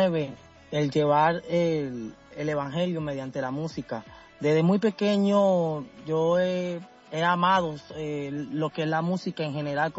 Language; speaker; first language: Spanish; native; Spanish